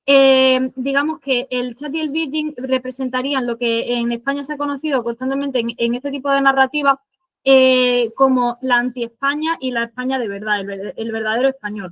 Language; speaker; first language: Spanish; native; Spanish